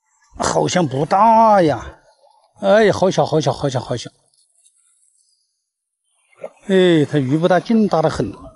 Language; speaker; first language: Chinese; native; Chinese